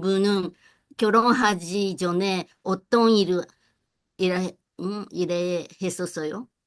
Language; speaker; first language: Korean; non-native, learner; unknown